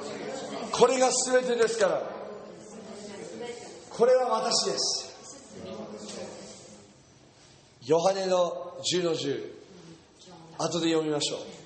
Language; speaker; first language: Japanese; non-native, fluent; English